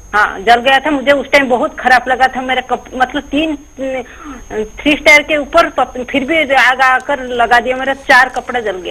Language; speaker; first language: Hindi; non-native, local second language; Odia